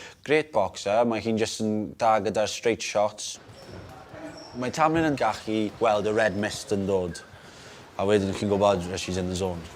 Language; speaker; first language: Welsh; non-native, local second language; English